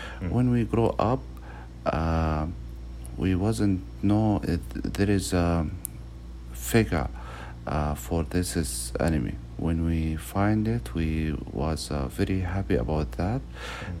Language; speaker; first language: English; non-native, learner; Arabic